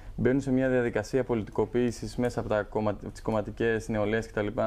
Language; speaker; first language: Greek; native; Greek